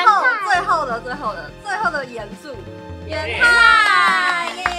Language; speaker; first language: Chinese; native; Chinese